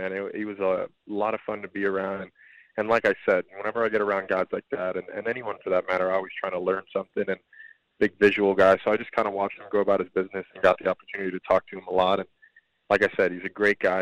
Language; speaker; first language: English; early bilingual, other home language; Spanish